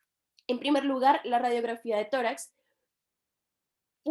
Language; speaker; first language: Spanish; native; Spanish